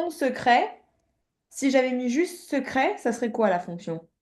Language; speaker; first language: French; native; French